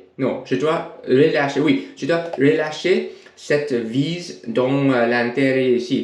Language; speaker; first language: French; non-native, learner; English